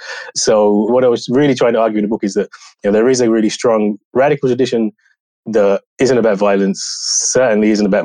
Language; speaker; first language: English; native; English